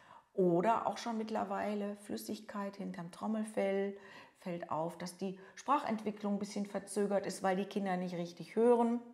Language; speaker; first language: German; native; German